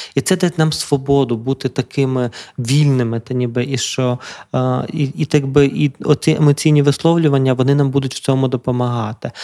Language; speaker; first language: Ukrainian; native; Ukrainian